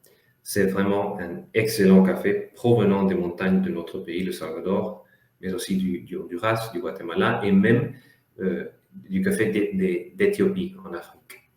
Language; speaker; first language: French; non-native, fluent; Spanish